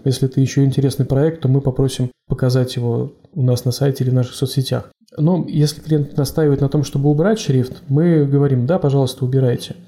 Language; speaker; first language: Russian; native; Russian